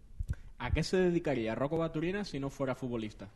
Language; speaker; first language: Spanish; native; Spanish